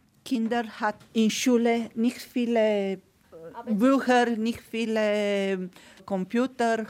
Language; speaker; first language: German; non-native, learner; Romanian